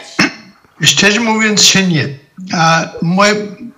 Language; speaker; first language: Polish; non-native, fluent; German